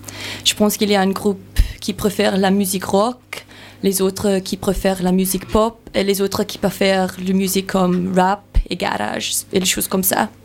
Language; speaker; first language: French; non-native, learner; English